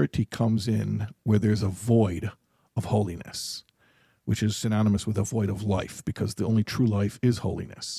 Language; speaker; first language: English; native; English